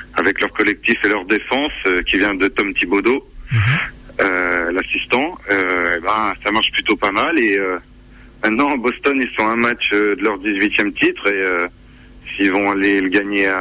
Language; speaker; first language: French; native; French